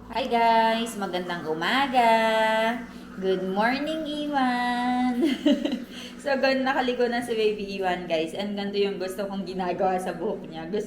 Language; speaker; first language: Filipino; non-native, local second language; Cebuano